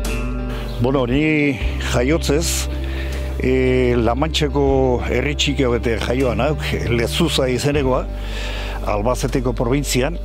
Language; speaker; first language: Basque; early bilingual, other home language; Spanish